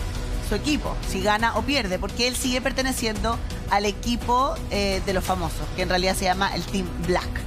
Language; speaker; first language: Spanish; native; Spanish